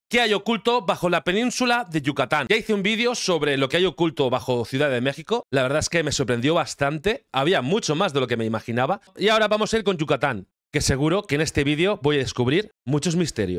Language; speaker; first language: Spanish; native; Spanish